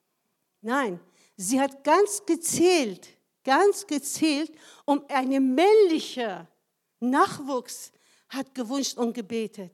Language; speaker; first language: German; non-native, fluent; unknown